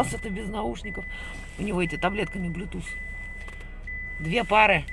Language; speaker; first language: Russian; native; Russian